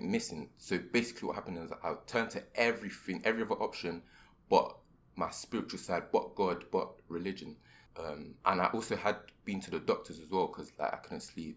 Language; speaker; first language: English; native; English